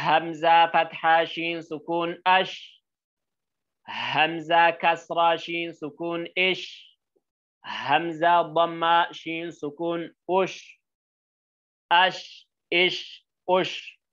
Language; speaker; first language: Arabic; non-native, learner; Oromo